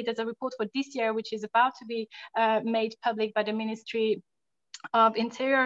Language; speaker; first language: English; non-native, fluent; French